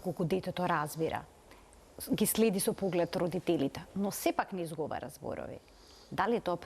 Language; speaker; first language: Macedonian; native; Macedonian